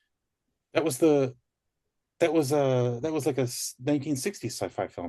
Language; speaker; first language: English; native; English